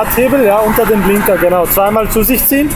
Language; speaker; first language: German; native; German